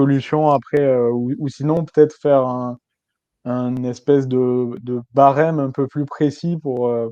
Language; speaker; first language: French; native; French